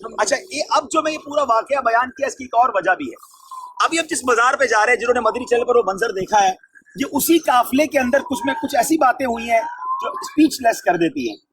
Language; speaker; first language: Urdu; native; Urdu